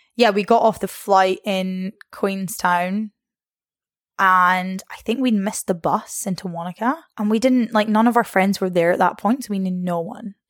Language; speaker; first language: English; native; English